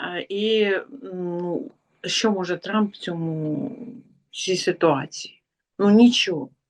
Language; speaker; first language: Ukrainian; non-native, local second language; Russian